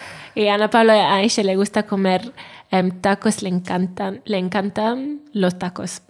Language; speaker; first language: Spanish; non-native, fluent; Welsh